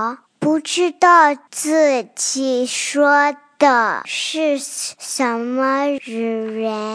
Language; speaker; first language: Chinese; early bilingual, heritage; Chinese